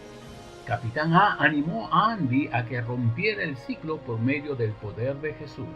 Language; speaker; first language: Spanish; native; Spanish